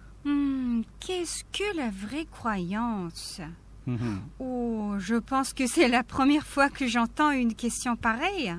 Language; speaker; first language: French; non-native, fluent; Korean